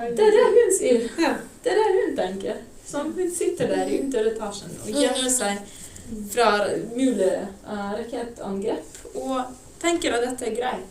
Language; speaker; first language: Norwegian; non-native, fluent; Ukrainian